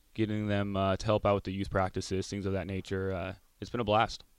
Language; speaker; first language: English; native; English